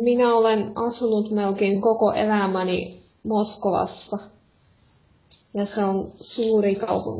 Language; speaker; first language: Finnish; non-native, fluent; Russian